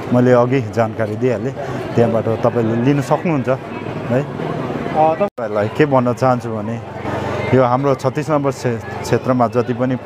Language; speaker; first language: Nepali; native; Nepali